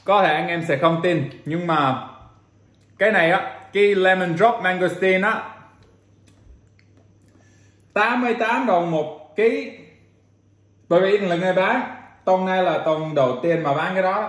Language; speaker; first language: Vietnamese; non-native, fluent; English